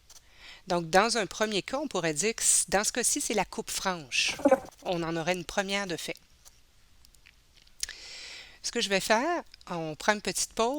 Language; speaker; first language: French; native; French